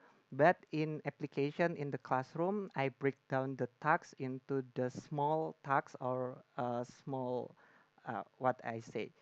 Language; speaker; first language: English; non-native, learner; Indonesian